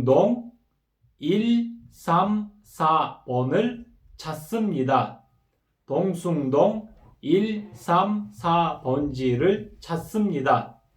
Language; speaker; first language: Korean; non-native, fluent; Kyrgyz